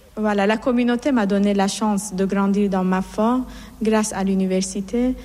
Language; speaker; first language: French; non-native, fluent; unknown